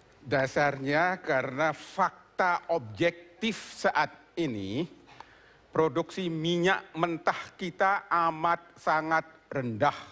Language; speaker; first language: Indonesian; non-native, local second language; Sasak